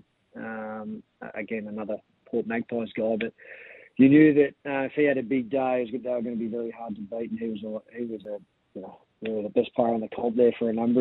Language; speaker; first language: English; native; English